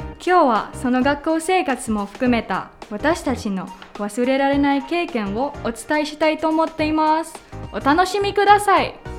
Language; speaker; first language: Japanese; non-native, fluent; Filipino